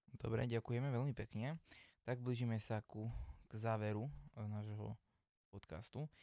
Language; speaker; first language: Slovak; native; Slovak